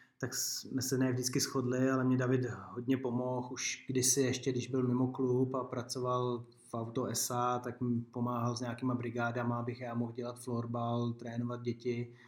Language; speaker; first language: Czech; native; Czech